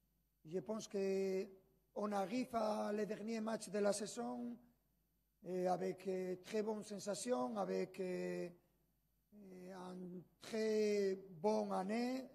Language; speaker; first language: French; non-native, fluent; Spanish